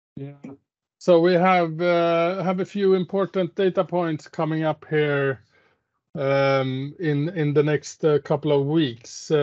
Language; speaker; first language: English; non-native, fluent; Swedish